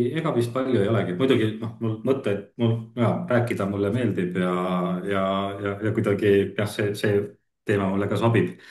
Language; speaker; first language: Estonian; native; Estonian